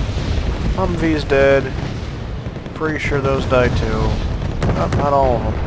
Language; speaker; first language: English; native; English